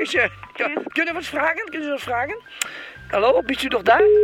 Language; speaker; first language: German; non-native, learner; Dutch